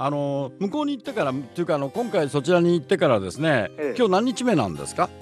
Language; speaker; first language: Japanese; native; Japanese